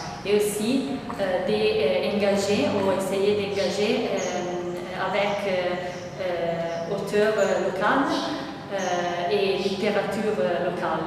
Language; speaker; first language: French; non-native, fluent; Italian